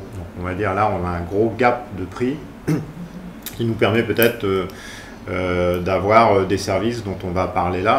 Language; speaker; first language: French; native; French